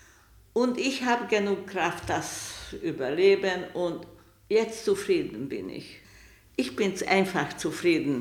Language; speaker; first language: German; non-native, learner; Hungarian